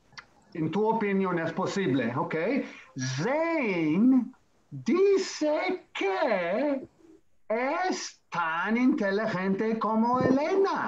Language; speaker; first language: Spanish; non-native, fluent; English